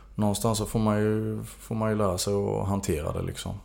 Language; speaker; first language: Swedish; native; Swedish